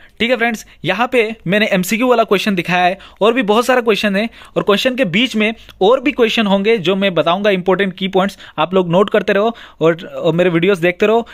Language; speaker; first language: Hindi; non-native, local second language; Bangla